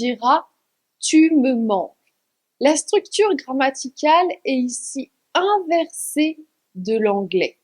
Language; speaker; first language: French; native; French